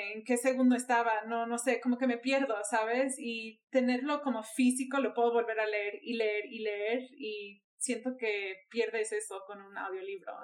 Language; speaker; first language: Spanish; early bilingual, heritage; Spanish